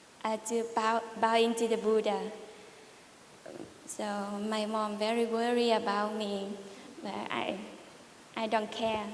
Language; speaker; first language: English; non-native, learner; Vietnamese